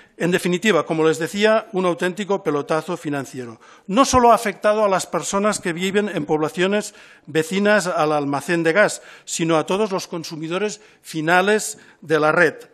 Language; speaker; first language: Spanish; non-native, local second language; Catalan